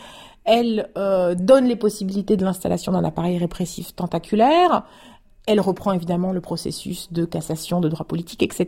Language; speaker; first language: French; native; French